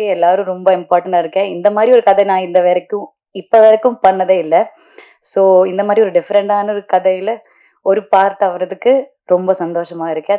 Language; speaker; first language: Tamil; non-native, learner; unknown